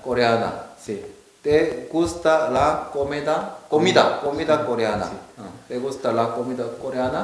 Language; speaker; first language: Spanish; non-native, learner; Korean